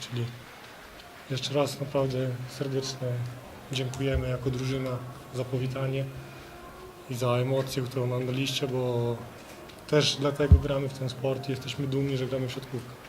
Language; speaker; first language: Polish; non-native, fluent; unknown